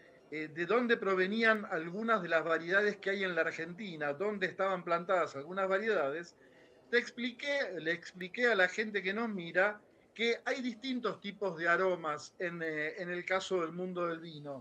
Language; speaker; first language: Spanish; native; Spanish